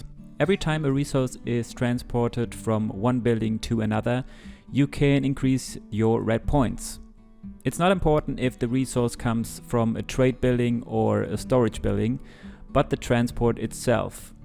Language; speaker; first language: English; non-native, fluent; German